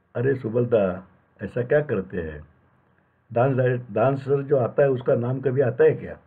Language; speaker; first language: Hindi; non-native, local second language; Marathi